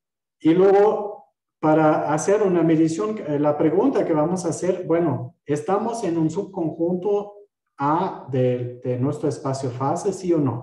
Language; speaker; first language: Spanish; non-native, fluent; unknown